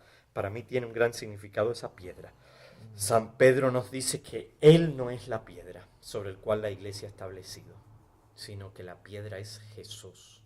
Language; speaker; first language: Spanish; native; Spanish